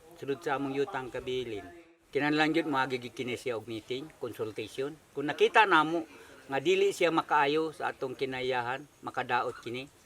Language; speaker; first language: Cebuano; non-native, local second language; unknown